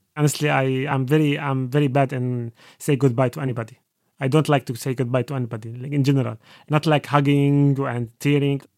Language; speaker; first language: English; non-native, fluent; Arabic